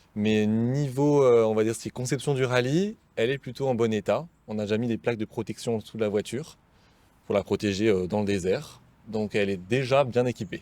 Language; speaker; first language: French; native; French